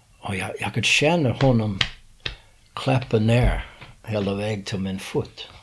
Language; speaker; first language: Swedish; non-native, learner; English